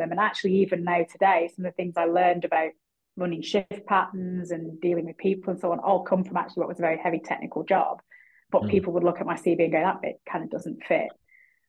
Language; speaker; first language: English; native; English